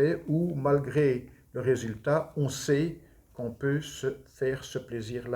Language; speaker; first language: French; native; French